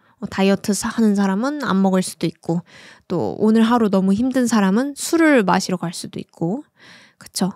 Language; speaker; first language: Korean; native; Korean